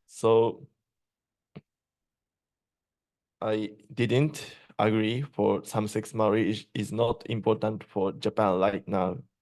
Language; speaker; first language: English; non-native, learner; Japanese